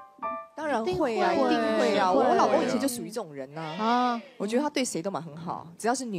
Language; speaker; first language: Chinese; native; Chinese